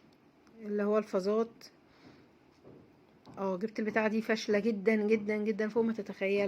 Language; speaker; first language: Arabic; native; Arabic